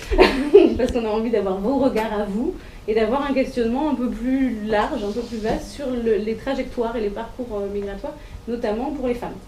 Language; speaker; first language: French; native; French